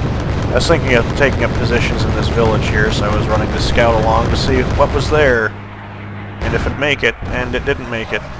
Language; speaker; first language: English; native; English